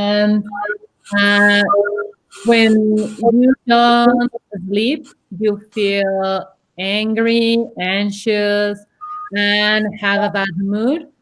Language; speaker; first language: English; non-native, learner; Spanish